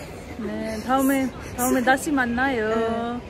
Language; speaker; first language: Korean; non-native, learner; Nepali